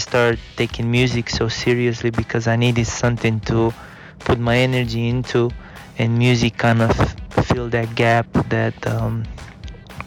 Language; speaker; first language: English; non-native, fluent; Romanian